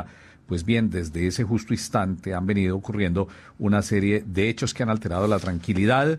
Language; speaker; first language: Spanish; native; Spanish